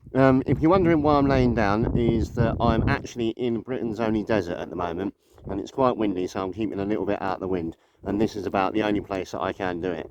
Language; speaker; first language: English; native; English